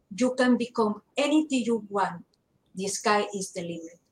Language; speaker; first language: English; non-native, learner; Spanish